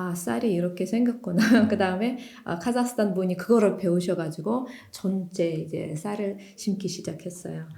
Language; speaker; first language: Korean; non-native, fluent; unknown